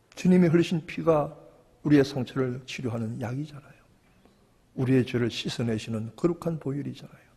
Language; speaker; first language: Korean; native; Korean